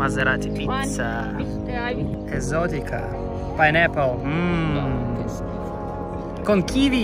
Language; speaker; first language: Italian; non-native, learner; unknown